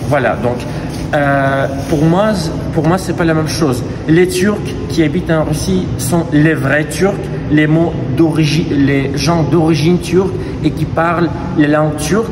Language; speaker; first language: French; non-native, fluent; Russian